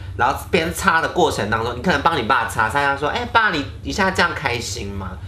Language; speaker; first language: Chinese; native; Chinese